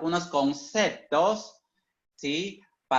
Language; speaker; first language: Spanish; non-native, fluent; Chinese